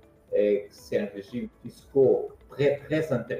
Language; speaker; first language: French; non-native, fluent; Portuguese